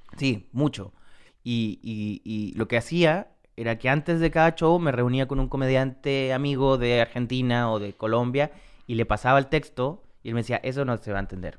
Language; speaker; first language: Spanish; native; Spanish